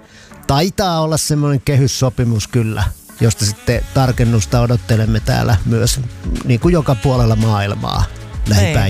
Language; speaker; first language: Finnish; native; Finnish